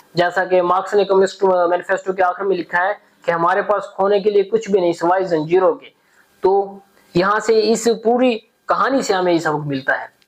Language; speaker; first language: Urdu; native; Urdu